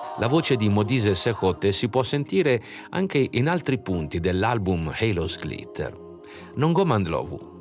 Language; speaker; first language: Italian; native; Italian